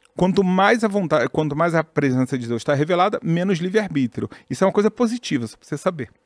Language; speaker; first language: Portuguese; native; Portuguese